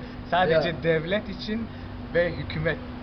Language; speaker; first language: Turkish; non-native, learner; Chinese